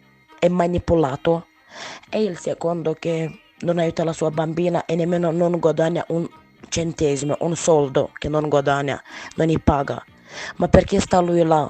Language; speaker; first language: Italian; non-native, learner; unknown